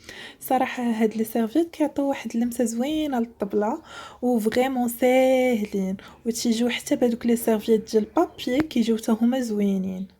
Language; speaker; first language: Arabic; native; Arabic